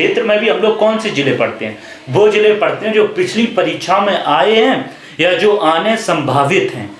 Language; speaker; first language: Hindi; native; Hindi